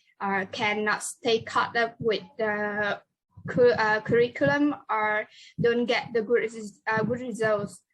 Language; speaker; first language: English; non-native, learner; Vietnamese